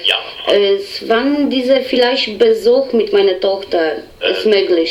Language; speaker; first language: German; non-native, learner; Polish